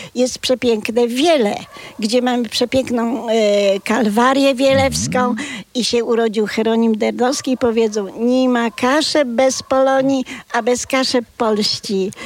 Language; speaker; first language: Polish; non-native, local second language; Kashubian